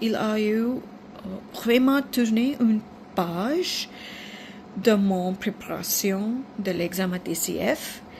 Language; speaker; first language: French; non-native, fluent; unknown